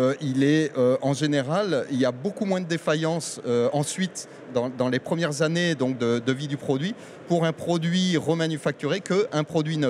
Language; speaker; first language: French; native; French